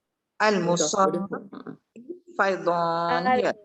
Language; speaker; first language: Arabic; non-native, learner; Malay